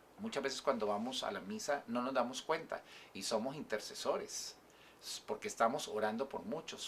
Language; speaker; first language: Spanish; native; Spanish